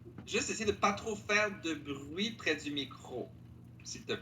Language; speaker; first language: French; non-native, fluent; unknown